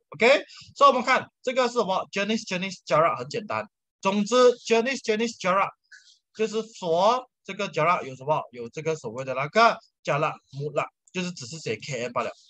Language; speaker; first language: Chinese; native; Chinese